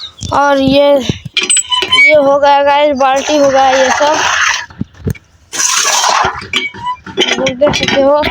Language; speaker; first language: Hindi; non-native, local second language; Maithili